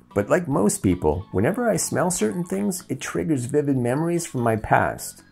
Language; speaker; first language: English; native; English